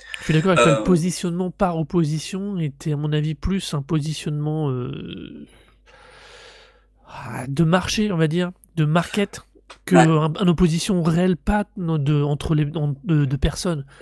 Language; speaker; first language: French; native; French